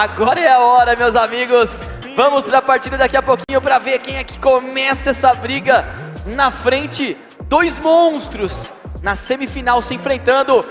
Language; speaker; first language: Portuguese; native; Portuguese